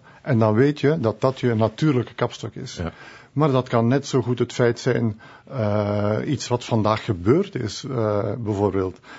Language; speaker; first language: Dutch; native; Dutch